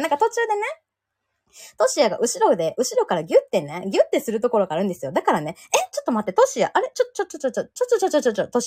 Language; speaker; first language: Japanese; native; Japanese